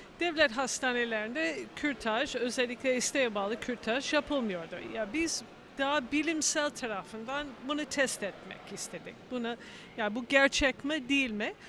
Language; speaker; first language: Turkish; non-native, fluent; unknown